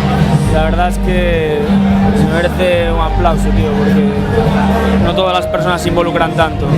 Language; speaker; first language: Spanish; native; Spanish